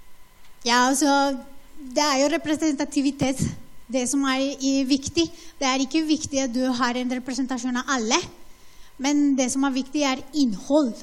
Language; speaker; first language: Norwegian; non-native, fluent; Spanish